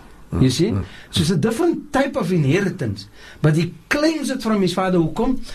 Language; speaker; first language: English; non-native, local second language; Afrikaans